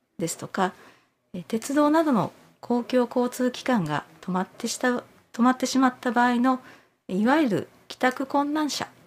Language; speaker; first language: Japanese; native; Japanese